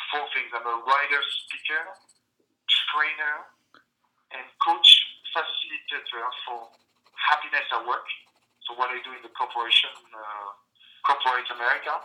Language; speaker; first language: English; non-native, fluent; French